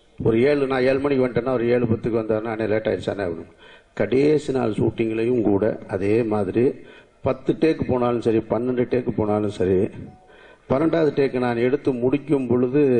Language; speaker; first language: Tamil; native; Tamil